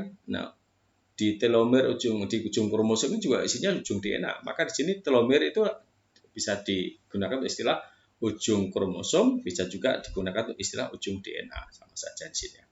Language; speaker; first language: Indonesian; native; Indonesian